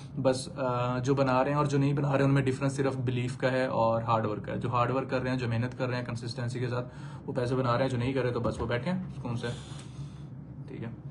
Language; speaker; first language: Urdu; non-native, local second language; Punjabi